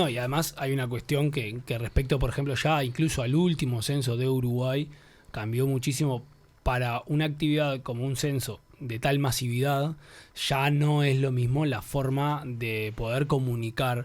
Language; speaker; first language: Spanish; native; Spanish